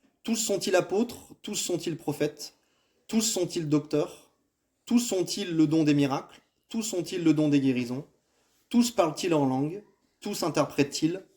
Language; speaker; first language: French; native; French